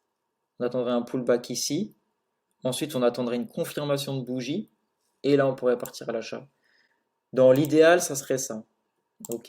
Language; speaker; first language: French; native; French